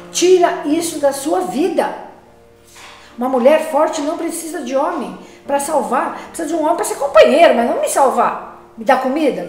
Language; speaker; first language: Portuguese; native; Portuguese